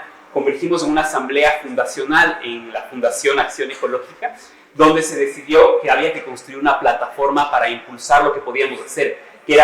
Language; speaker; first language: Spanish; native; Spanish